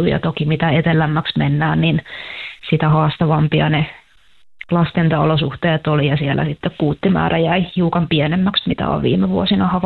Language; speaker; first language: Finnish; native; Finnish